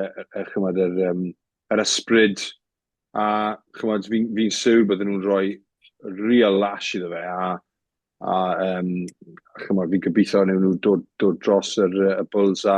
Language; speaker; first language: Welsh; native; Welsh